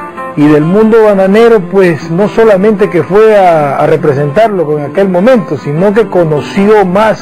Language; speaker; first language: Spanish; native; Spanish